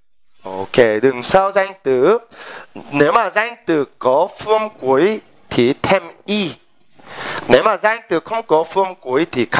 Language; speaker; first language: Vietnamese; non-native, fluent; Korean